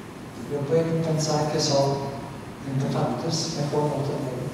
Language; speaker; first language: Spanish; non-native, fluent; Norwegian